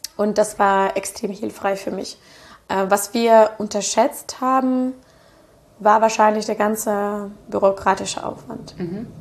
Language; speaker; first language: German; non-native, fluent; Russian